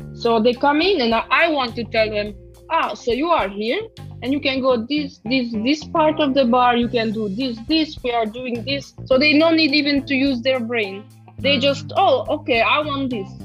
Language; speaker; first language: English; non-native, fluent; Romanian